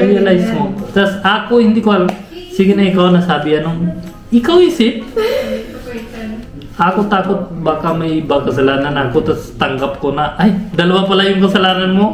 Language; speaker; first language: Filipino; non-native, learner; Punjabi